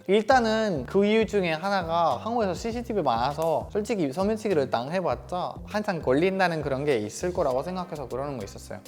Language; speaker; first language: Korean; non-native, fluent; Spanish